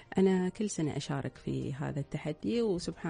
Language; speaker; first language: Arabic; native; Arabic